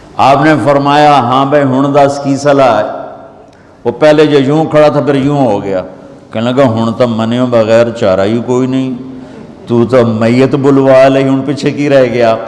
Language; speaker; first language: Urdu; non-native, local second language; Punjabi